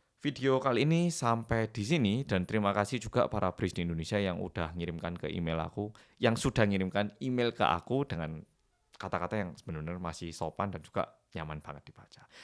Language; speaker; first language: Indonesian; early bilingual, other home language; Korean